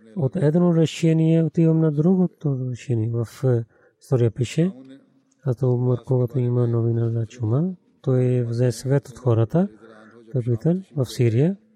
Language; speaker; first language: Bulgarian; non-native, learner; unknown